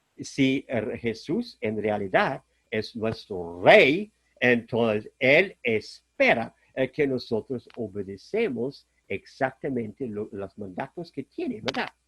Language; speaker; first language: Spanish; non-native, fluent; German